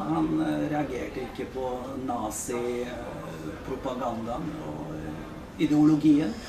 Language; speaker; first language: Norwegian; non-native, fluent; Polish